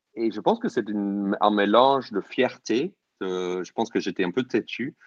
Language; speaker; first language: French; non-native, fluent; English